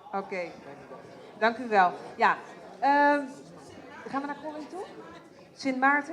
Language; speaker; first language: Dutch; native; Dutch